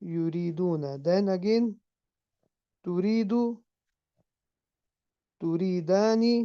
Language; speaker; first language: Arabic; non-native, fluent; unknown